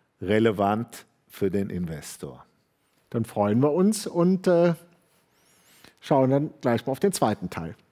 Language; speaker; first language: German; native; German